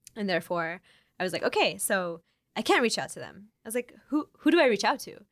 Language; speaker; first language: English; native; English